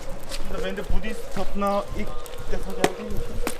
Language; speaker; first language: Turkish; non-native, fluent; Korean